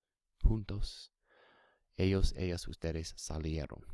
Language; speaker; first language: Spanish; non-native, fluent; English